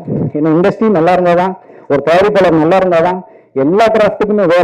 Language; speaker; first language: Tamil; native; Tamil